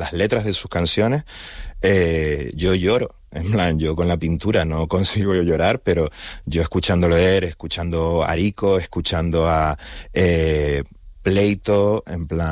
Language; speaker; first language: Spanish; native; Spanish